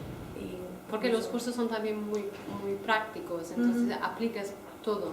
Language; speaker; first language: Spanish; non-native, fluent; Portuguese